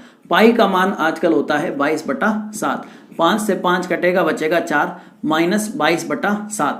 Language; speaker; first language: Hindi; native; Hindi